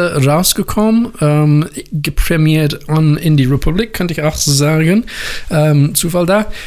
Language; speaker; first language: German; non-native, learner; English